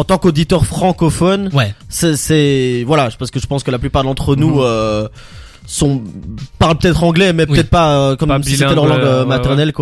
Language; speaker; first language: French; native; French